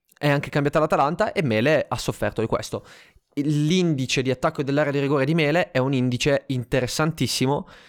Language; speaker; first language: Italian; native; Italian